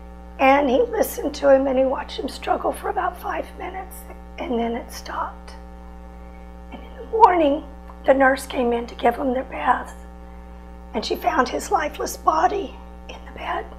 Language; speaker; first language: English; native; English